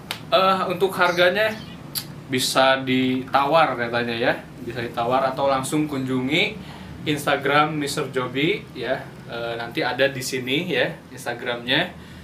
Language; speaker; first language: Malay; non-native, local second language; Sundanese